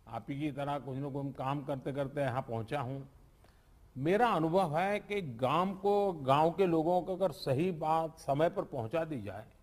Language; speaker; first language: Hindi; non-native, local second language; Gujarati